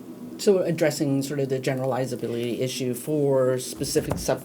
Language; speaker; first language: English; native; English